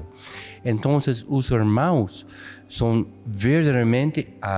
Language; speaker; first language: Portuguese; non-native, fluent; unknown